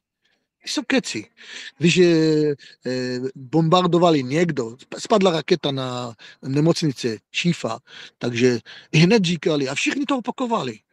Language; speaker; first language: Czech; non-native, fluent; Hebrew